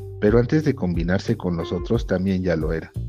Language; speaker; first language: Spanish; native; Spanish